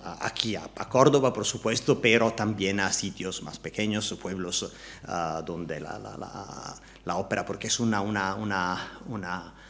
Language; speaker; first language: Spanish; non-native, learner; Italian